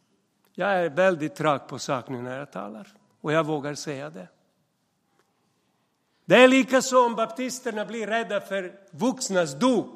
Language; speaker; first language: Swedish; non-native, fluent; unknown